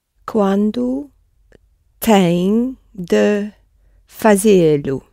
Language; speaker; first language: Portuguese; non-native, learner; English